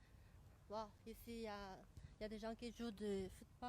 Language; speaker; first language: French; non-native, fluent; Chinese